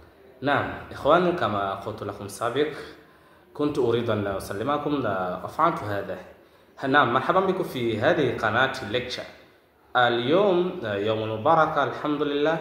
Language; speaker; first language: Arabic; non-native, fluent; Swahili